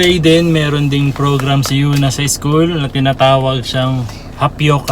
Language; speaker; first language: Filipino; native; Filipino